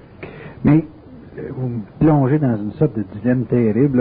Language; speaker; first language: French; native; French